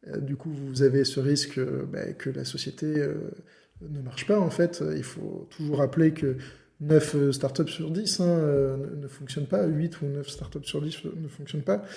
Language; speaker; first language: French; native; French